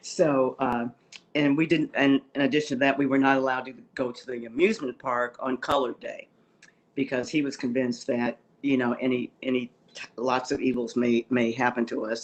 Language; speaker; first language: English; native; English